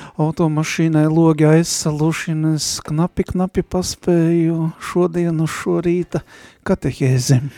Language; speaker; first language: Latvian; native; Latvian